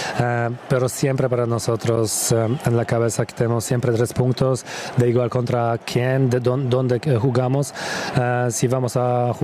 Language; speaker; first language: Spanish; non-native, fluent; Polish